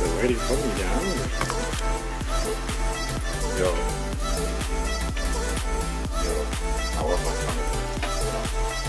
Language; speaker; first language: English; non-native, learner; Haitian Creole